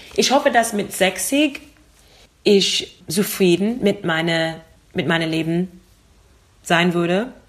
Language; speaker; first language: German; non-native, learner; English